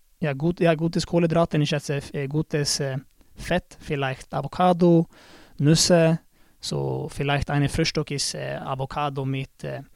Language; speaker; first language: German; non-native, learner; Swedish